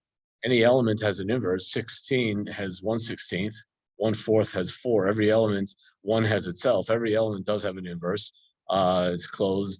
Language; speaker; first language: English; native; English